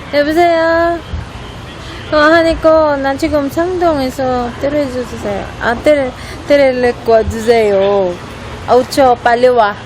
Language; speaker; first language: Korean; non-native, learner; Filipino